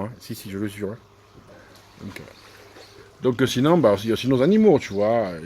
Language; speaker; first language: French; native; French